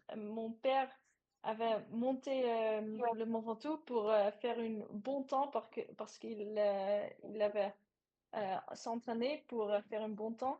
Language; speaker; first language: French; non-native, learner; Dutch